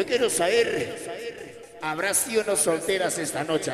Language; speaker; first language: Spanish; native; Spanish